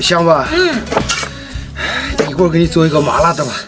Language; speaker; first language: Chinese; native; Chinese